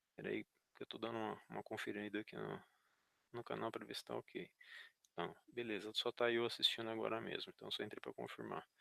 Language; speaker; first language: Portuguese; native; Portuguese